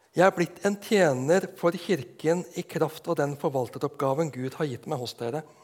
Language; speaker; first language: Norwegian; native; Norwegian